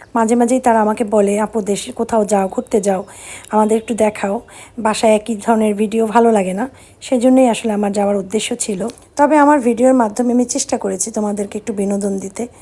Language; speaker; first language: Bangla; early bilingual, heritage; Bangla